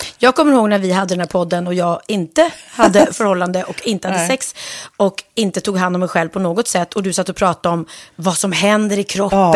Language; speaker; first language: Swedish; native; Swedish